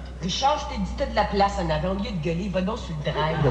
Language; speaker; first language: French; native; French